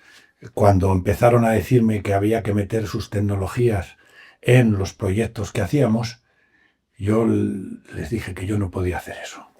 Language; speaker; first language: Spanish; native; Spanish